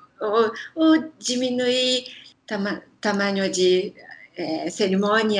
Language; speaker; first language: Portuguese; non-native, learner; Japanese